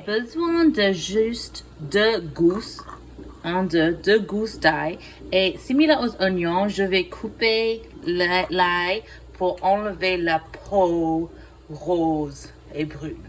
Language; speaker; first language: French; non-native, fluent; English